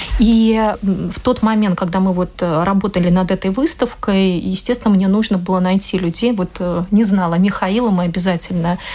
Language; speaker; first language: Russian; native; Russian